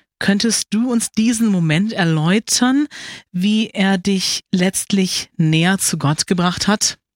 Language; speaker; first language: German; native; German